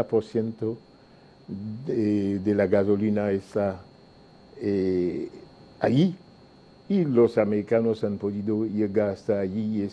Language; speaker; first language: Spanish; non-native, fluent; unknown